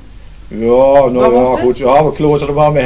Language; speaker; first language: Dutch; native; Dutch